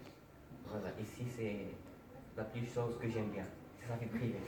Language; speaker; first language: French; non-native, fluent; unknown